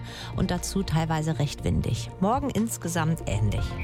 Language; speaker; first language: German; native; German